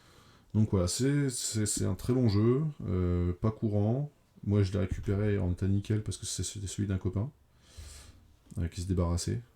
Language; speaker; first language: French; native; French